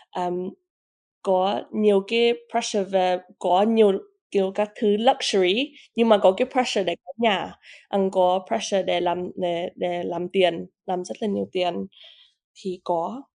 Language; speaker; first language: Vietnamese; early bilingual, heritage; Vietnamese